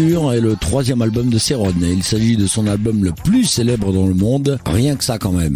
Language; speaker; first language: French; native; French